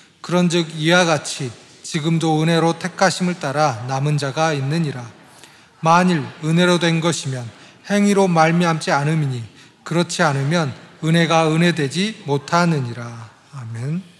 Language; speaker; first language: Korean; native; Korean